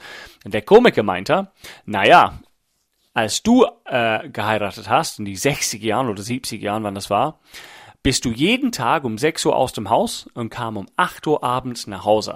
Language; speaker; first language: German; non-native, fluent; English